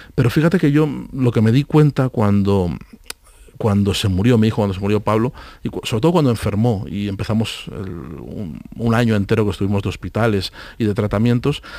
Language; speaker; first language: Spanish; native; Spanish